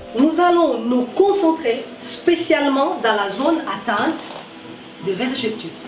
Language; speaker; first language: French; non-native, local second language; Lingala